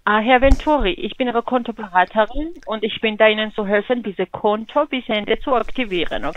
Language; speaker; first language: German; non-native, fluent; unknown